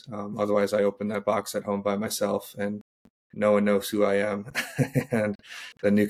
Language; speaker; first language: English; native; English